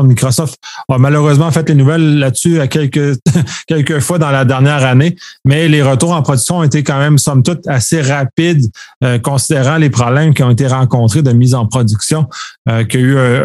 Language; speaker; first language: French; native; French